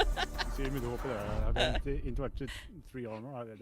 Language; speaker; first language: Swedish; native; Swedish